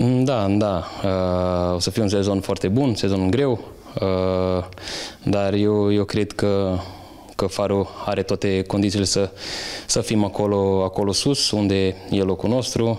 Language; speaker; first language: Romanian; non-native, fluent; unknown